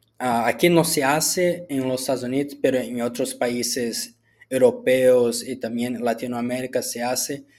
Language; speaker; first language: Spanish; early bilingual, heritage; Portuguese